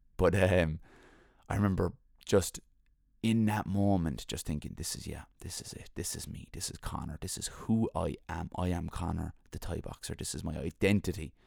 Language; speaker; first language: English; native; English